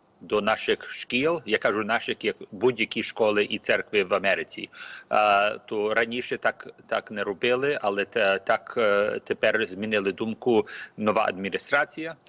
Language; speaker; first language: Ukrainian; early bilingual, heritage; Ukrainian